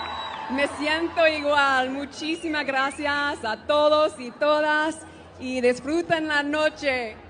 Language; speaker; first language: Spanish; non-native, fluent; English